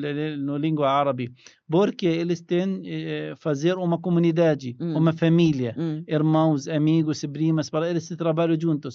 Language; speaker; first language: Portuguese; non-native, learner; Arabic